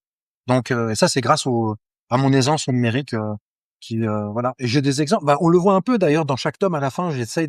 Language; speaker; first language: French; native; French